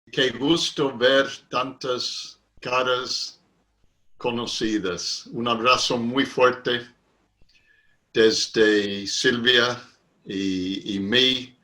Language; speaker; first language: Spanish; non-native, fluent; English